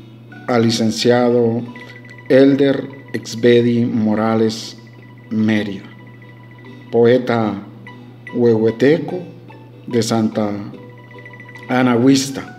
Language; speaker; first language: Spanish; native; Spanish